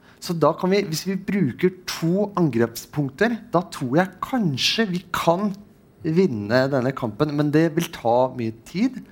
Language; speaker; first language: Norwegian; non-native, fluent; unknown